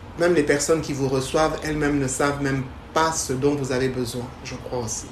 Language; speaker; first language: French; native; French